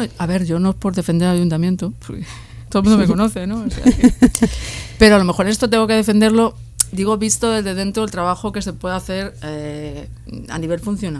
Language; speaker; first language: Spanish; native; Spanish